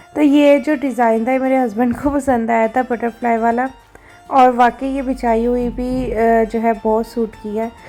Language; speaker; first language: Urdu; native; Urdu